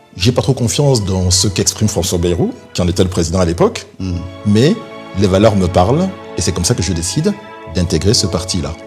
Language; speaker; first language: French; early bilingual, other home language; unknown